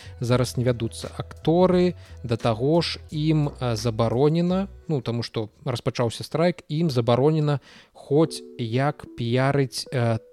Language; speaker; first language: Belarusian; native; Belarusian